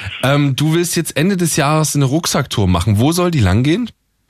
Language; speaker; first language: German; native; German